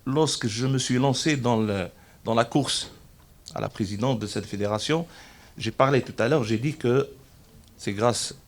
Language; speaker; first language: French; non-native, local second language; Arabic